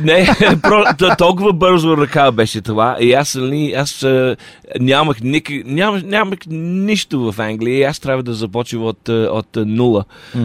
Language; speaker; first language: Bulgarian; non-native, learner; English